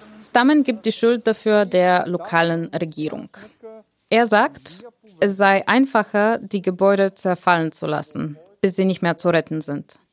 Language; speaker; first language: German; non-native, fluent; Bulgarian